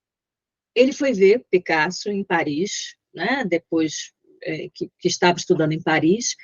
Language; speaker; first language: Portuguese; native; Portuguese